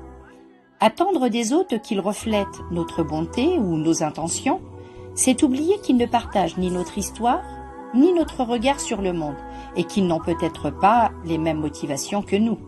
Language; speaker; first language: French; native; French